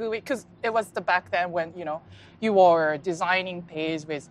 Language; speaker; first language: English; non-native, fluent; Japanese